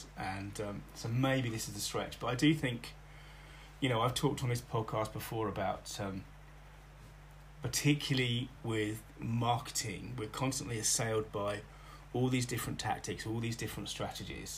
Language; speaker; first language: English; native; English